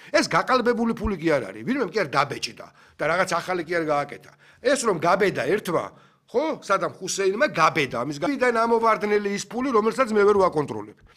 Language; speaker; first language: Georgian; native; Georgian